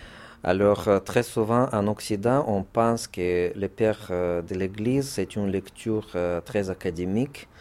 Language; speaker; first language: French; non-native, fluent; Russian